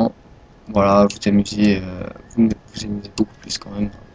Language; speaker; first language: French; native; French